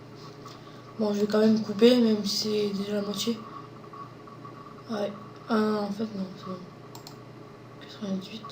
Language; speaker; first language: French; native; French